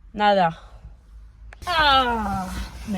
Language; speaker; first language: Spanish; non-native, learner; French